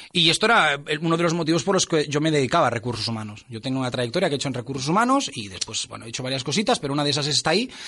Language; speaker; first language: Spanish; native; Spanish